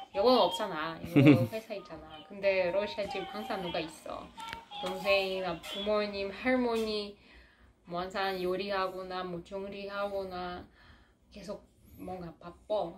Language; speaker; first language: Korean; non-native, fluent; Russian